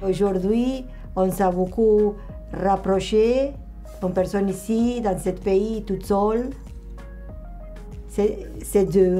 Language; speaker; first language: French; non-native, local second language; Spanish